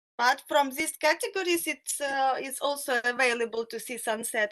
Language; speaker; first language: English; non-native, fluent; Russian